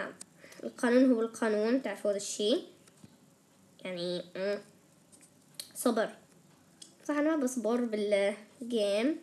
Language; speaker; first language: Arabic; native; Arabic